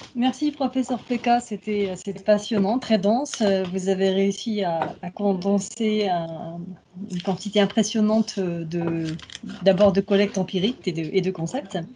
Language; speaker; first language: French; native; French